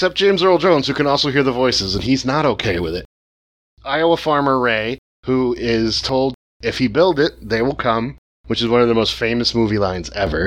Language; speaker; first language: English; native; English